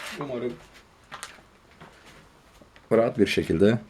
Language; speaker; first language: Turkish; native; Turkish